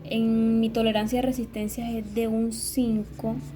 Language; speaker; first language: Spanish; native; Spanish